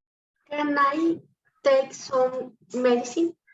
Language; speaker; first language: English; non-native, learner; Spanish